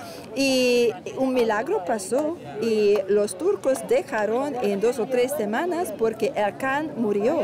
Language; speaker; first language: Spanish; non-native, learner; Hungarian